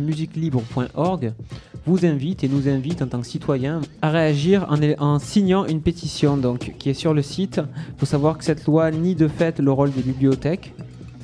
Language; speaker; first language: French; native; French